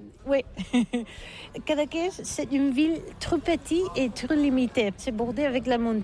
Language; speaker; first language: French; non-native, learner; Catalan